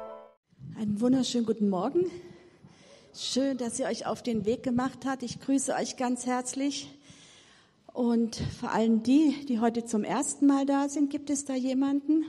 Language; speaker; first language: German; native; German